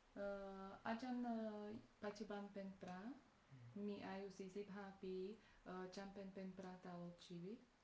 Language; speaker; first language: Thai; non-native, fluent; Slovak